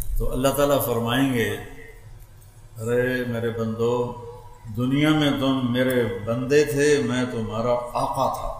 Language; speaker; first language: Urdu; non-native, local second language; Punjabi